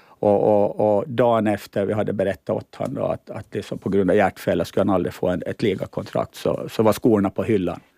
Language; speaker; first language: Swedish; native; Swedish